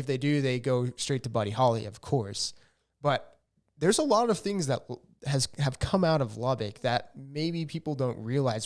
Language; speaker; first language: English; native; English